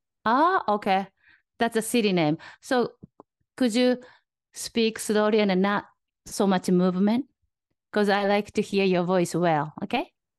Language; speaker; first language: English; non-native, learner; Japanese